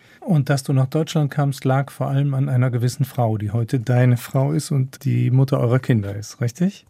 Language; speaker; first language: German; native; German